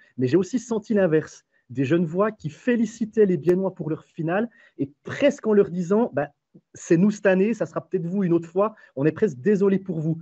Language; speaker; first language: French; native; French